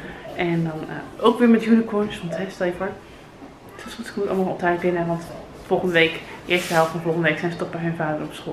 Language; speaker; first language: Dutch; native; Dutch